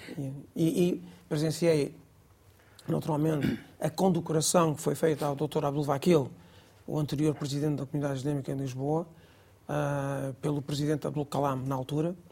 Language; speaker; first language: Portuguese; non-native, local second language; Gujarati